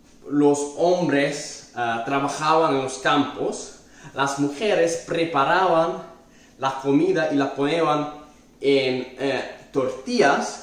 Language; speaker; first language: Spanish; non-native, fluent; Italian